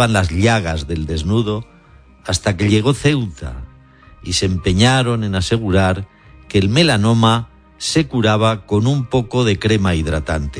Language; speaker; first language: Spanish; native; Spanish